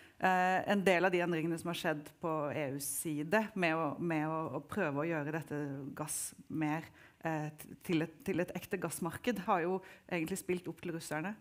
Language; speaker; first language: Norwegian; native; Norwegian